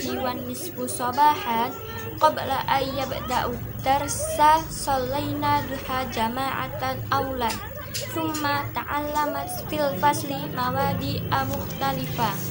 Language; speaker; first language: Arabic; non-native, learner; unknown